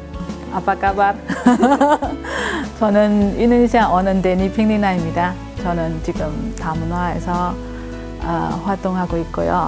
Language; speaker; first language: Korean; non-native, fluent; Indonesian